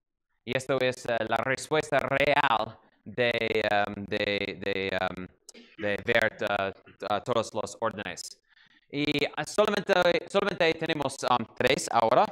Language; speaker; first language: Spanish; non-native, learner; English